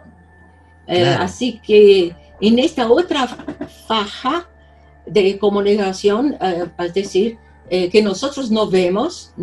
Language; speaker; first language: Spanish; non-native, fluent; Portuguese